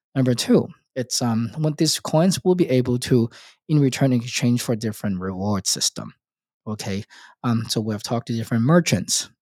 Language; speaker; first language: English; non-native, local second language; Cantonese